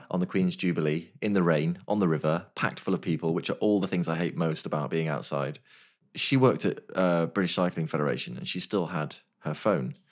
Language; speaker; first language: English; native; English